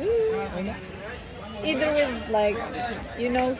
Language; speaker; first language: English; non-native, learner; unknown